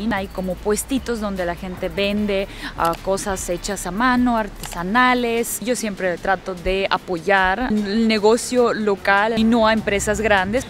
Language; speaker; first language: Spanish; early bilingual, heritage; Russian